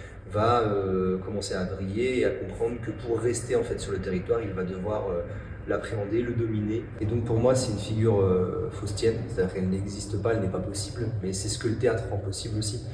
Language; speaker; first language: French; native; French